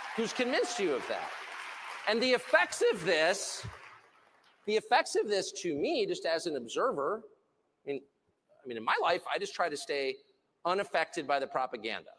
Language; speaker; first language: English; native; English